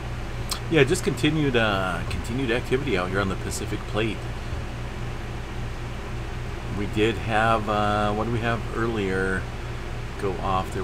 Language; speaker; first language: English; native; English